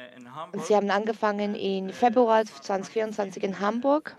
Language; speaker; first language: German; non-native, learner; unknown